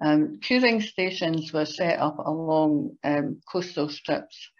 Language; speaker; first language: English; native; English